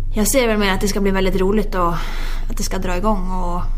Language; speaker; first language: Swedish; native; Swedish